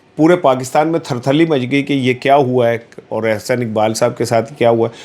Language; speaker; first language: Urdu; non-native, local second language; Punjabi